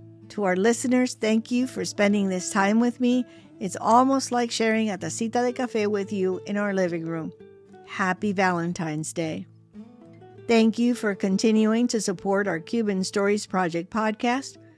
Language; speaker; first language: English; early bilingual, other home language; Spanish